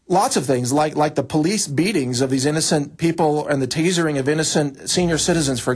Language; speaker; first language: English; native; English